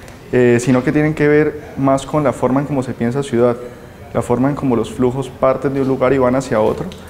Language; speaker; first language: Spanish; native; Spanish